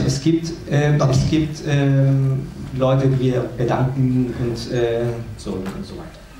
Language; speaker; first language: German; non-native, fluent; Spanish